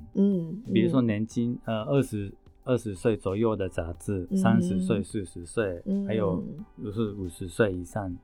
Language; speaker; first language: Chinese; non-native, fluent; Japanese